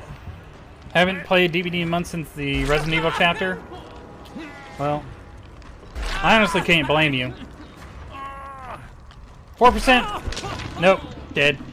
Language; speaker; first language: English; native; English